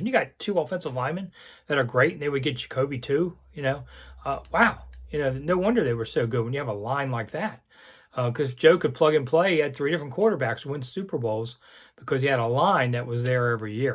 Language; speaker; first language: English; native; English